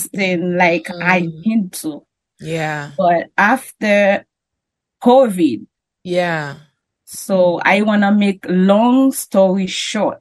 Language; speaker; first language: English; non-native, learner; French